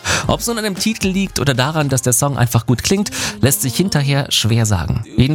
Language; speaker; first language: German; native; German